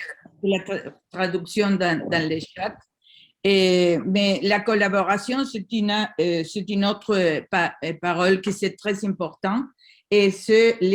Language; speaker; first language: French; non-native, learner; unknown